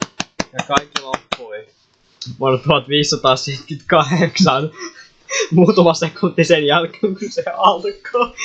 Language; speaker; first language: Finnish; native; Finnish